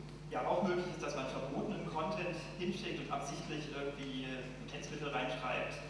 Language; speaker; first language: German; native; German